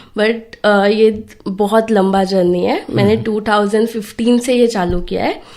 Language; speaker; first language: Hindi; non-native, local second language; Marathi